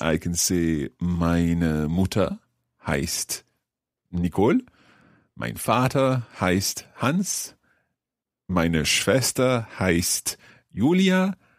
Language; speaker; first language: German; non-native, learner; English